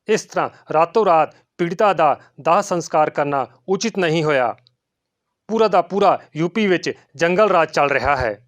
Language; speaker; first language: Hindi; non-native, local second language; Punjabi